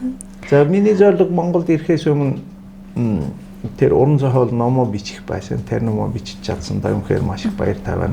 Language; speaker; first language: Mongolian; non-native, fluent; Turkish